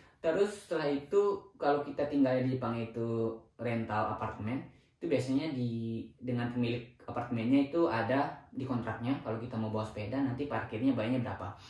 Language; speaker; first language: Indonesian; native; Indonesian